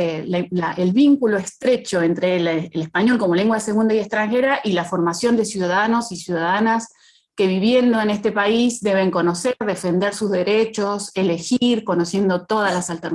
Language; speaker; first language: Spanish; native; Spanish